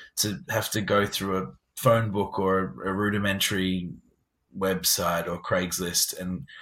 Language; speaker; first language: English; native; English